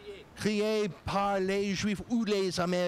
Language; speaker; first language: French; non-native, learner; English